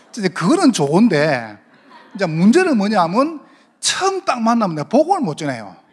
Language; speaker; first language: Korean; native; Korean